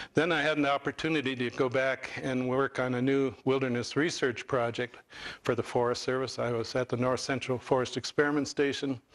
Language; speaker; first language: English; native; English